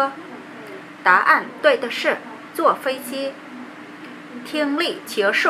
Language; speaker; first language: Chinese; non-native, learner; Vietnamese